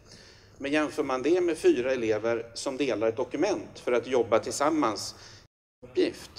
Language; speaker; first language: Swedish; native; Swedish